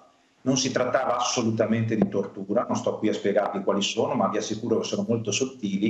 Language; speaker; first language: Italian; native; Italian